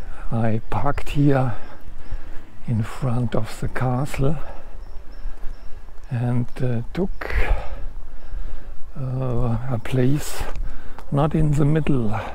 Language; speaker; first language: English; non-native, fluent; German